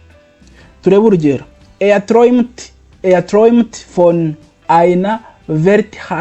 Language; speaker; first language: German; non-native, fluent; Kinyarwanda